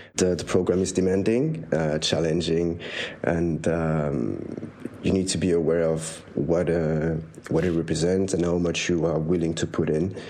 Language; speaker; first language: English; non-native, fluent; French